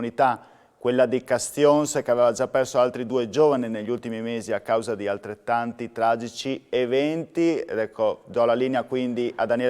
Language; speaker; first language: Italian; native; Italian